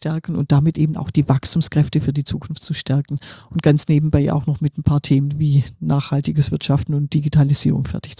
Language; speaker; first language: German; native; German